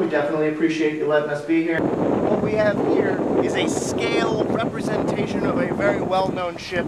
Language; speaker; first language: English; native; English